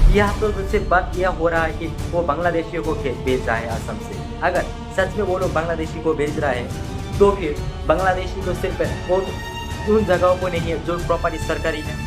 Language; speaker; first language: Hindi; non-native, local second language; Bangla